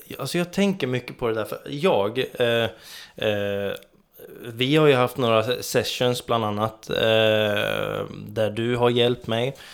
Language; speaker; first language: Swedish; native; Swedish